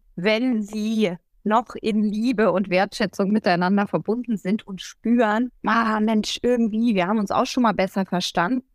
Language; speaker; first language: German; native; German